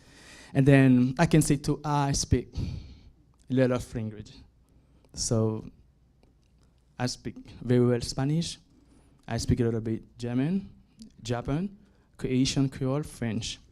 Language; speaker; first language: English; non-native, learner; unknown